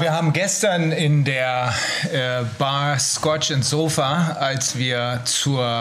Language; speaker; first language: German; native; German